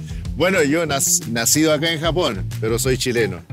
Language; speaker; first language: Spanish; early bilingual, heritage; Spanish